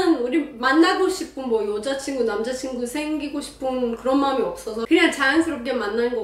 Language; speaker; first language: Korean; non-native, learner; Persian